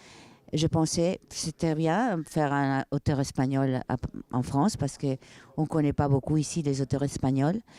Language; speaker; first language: French; non-native, fluent; Spanish